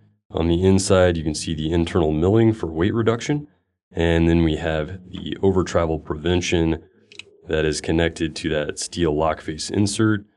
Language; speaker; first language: English; native; English